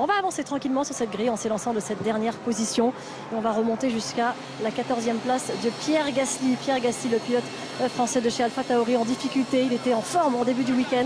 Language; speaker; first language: French; native; French